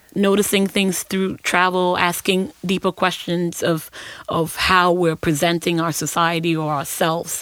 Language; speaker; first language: English; non-native, local second language; Akan